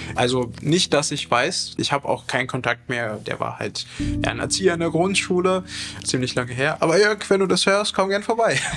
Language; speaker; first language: German; early bilingual, other home language; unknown